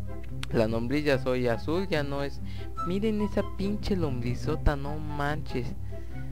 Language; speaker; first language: Spanish; native; Spanish